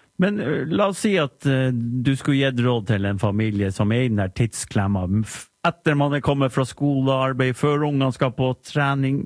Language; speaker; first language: Norwegian; native; Norwegian